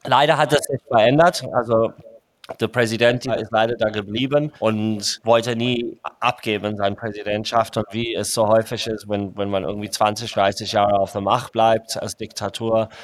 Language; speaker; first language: German; early bilingual, heritage; English